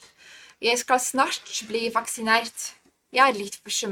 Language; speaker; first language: Norwegian; non-native, fluent; Polish